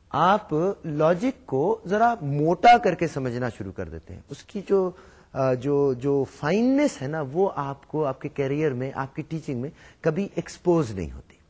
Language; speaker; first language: Urdu; native; Urdu